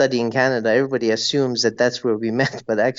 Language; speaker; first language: English; non-native, local second language; Persian